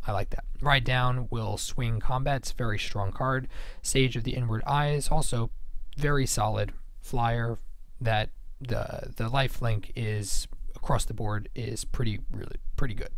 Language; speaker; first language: English; native; English